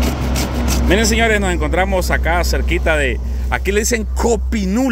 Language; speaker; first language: Spanish; native; Spanish